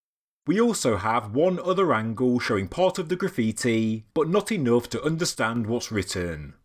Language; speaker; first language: English; native; English